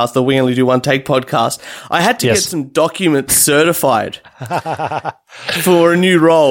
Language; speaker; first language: English; native; English